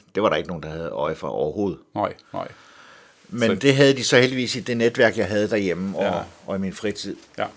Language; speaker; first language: Danish; native; Danish